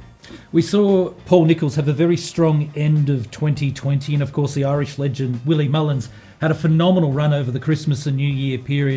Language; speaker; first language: English; native; English